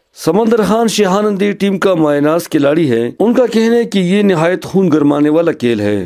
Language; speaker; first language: Urdu; non-native, local second language; Khowar